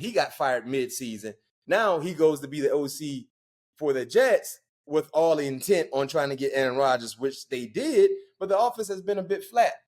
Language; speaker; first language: English; native; English